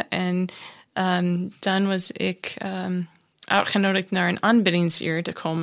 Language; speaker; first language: Dutch; non-native, learner; English